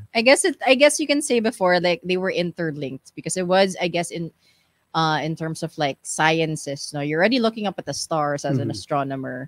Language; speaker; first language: English; non-native, local second language; Filipino